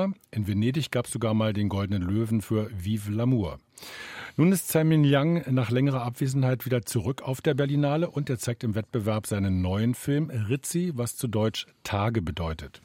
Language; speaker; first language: German; native; German